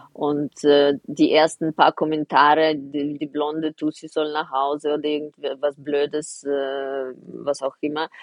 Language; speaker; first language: German; non-native, fluent; Russian